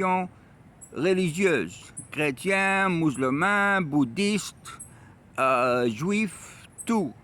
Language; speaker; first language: French; non-native, learner; Arabic